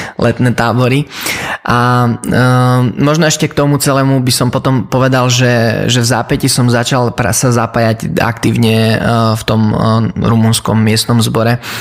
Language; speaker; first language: Slovak; early bilingual, heritage; Slovak